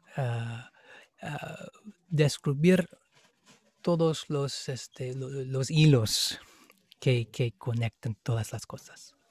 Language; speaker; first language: Spanish; non-native, fluent; English